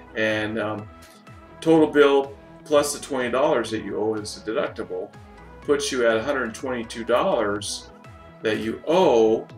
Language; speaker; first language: English; native; English